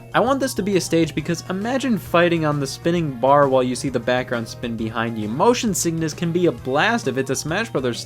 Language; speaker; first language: English; native; English